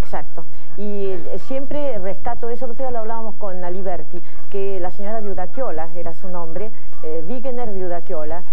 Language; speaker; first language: Spanish; native; Spanish